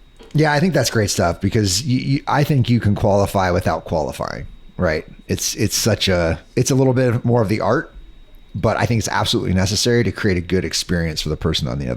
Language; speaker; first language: English; native; English